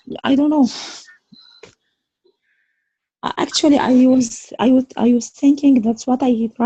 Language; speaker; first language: English; non-native, learner; Arabic